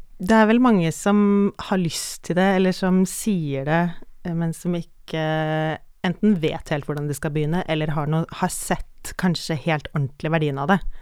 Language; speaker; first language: Norwegian; native; Norwegian